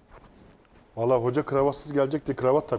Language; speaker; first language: Turkish; native; Turkish